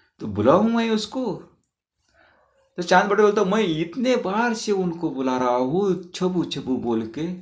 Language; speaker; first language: Hindi; non-native, local second language; Marathi